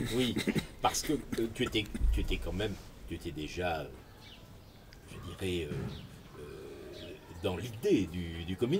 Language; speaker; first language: French; native; French